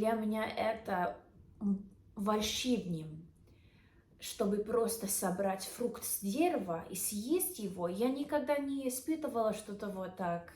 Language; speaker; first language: Russian; non-native, learner; English